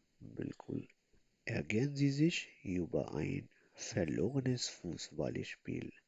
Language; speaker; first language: German; non-native, learner; Urdu